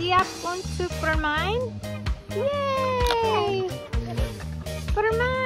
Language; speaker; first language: Indonesian; non-native, learner; English